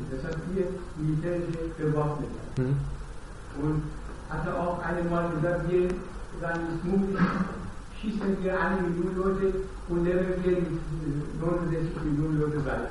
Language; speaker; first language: German; non-native, learner; Persian